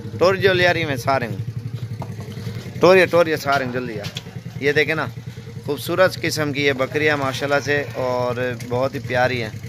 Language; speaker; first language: Urdu; non-native, local second language; Punjabi